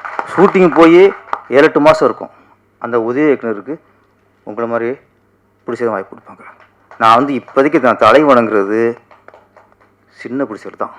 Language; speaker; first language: Tamil; native; Tamil